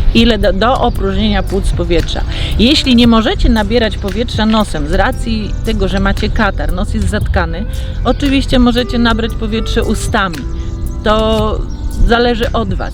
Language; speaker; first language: Polish; native; Polish